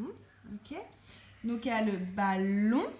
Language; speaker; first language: French; native; French